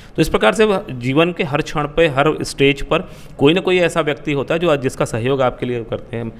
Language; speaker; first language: Hindi; native; Hindi